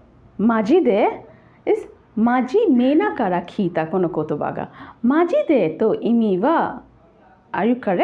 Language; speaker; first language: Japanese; non-native, learner; Bangla